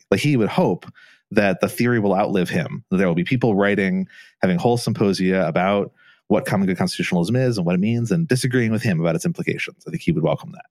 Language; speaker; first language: English; native; English